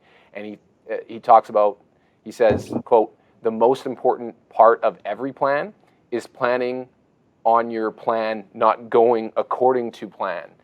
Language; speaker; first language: English; native; English